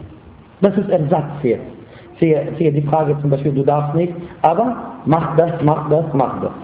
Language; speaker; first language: German; non-native, fluent; Arabic